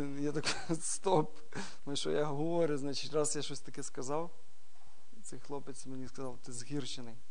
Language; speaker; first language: Ukrainian; non-native, local second language; Russian